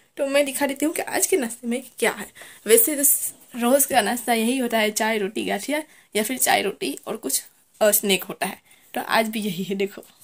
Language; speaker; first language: Hindi; non-native, local second language; Gujarati